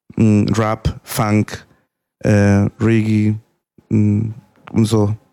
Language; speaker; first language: German; non-native, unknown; Spanish